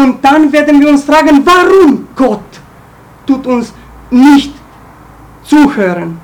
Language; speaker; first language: German; non-native, fluent; Romanian